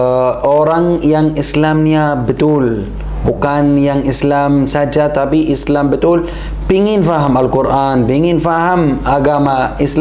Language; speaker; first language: Indonesian; non-native, learner; Arabic